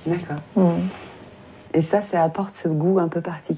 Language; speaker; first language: French; native; French